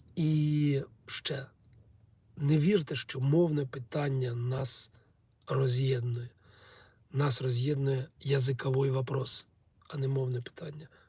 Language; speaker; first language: Ukrainian; non-native, local second language; Russian